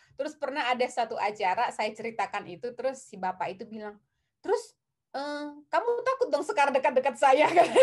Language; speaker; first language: Indonesian; non-native, local second language; Batak Toba